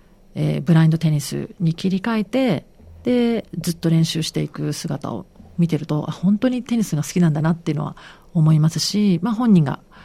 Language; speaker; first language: Japanese; native; Japanese